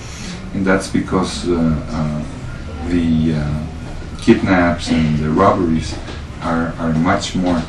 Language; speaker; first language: English; non-native, learner; Spanish